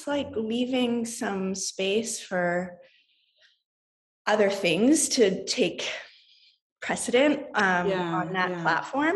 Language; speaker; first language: English; native; English